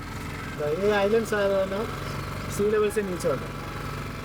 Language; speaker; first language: Hindi; non-native, local second language; Malayalam